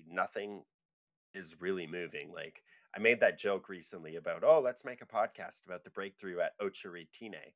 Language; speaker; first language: English; native; English